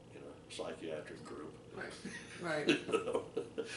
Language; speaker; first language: English; native; English